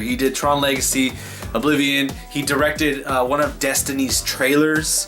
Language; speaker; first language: English; native; English